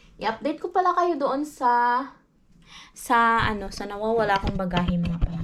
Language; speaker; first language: Filipino; non-native, local second language; Cebuano